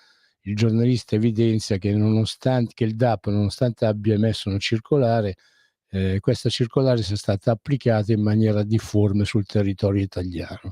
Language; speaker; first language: Italian; native; Italian